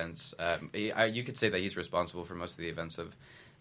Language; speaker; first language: English; native; English